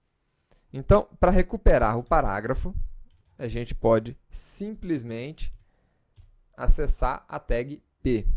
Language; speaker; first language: Portuguese; native; Portuguese